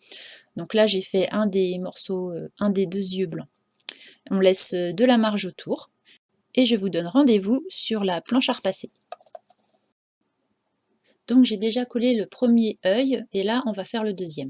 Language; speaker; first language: French; native; French